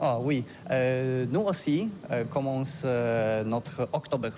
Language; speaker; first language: French; non-native, learner; Polish